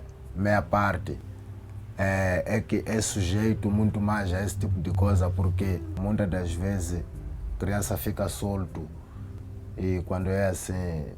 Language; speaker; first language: Portuguese; non-native, local second language; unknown